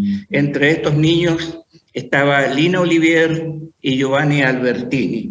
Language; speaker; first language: Spanish; native; Spanish